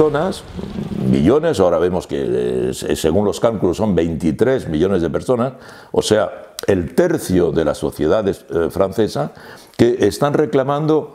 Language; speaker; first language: Spanish; native; Spanish